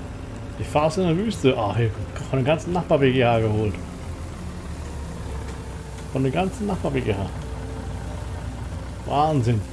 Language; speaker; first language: German; native; German